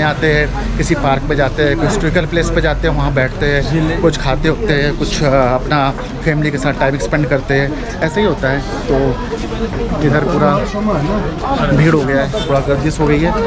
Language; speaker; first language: Hindi; native; Hindi